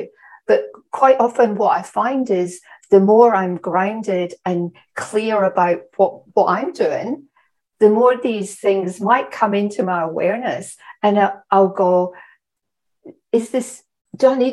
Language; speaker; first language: English; native; English